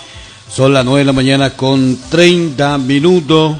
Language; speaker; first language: Spanish; non-native, local second language; Guarani